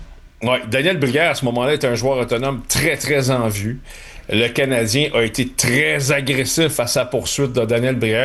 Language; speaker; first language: French; native; French